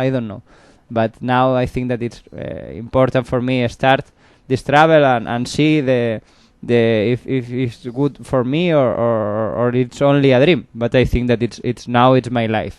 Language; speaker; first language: English; non-native, learner; Spanish